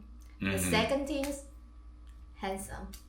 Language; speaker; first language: English; non-native, learner; Vietnamese